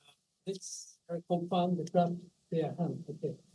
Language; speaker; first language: English; non-native, fluent; Japanese